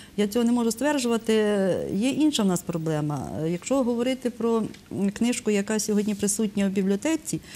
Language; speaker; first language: Ukrainian; native; Ukrainian